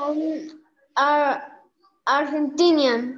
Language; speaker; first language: English; non-native, learner; Spanish